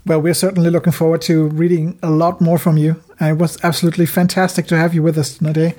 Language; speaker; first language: English; non-native, fluent; German